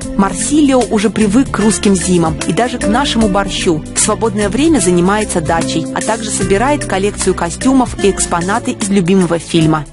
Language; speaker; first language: Russian; native; Russian